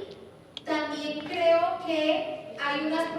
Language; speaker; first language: Spanish; native; Spanish